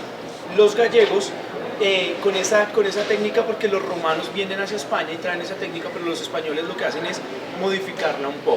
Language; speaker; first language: Spanish; native; Spanish